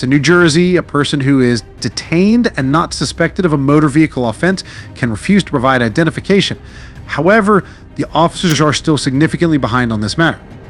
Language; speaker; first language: English; native; English